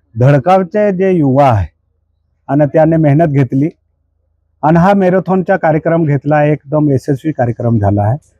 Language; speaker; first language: Marathi; non-native, local second language; Bhili